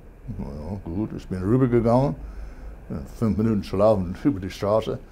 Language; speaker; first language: German; non-native, learner; English